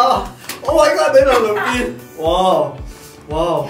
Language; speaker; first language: Vietnamese; non-native, fluent; Korean